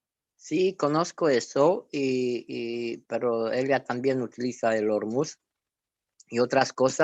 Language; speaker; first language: Spanish; non-native, fluent; Romanian